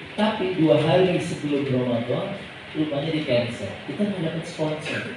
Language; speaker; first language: Indonesian; native; Indonesian